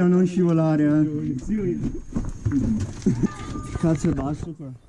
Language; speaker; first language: Italian; native; Italian